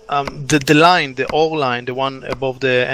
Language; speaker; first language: English; non-native, fluent; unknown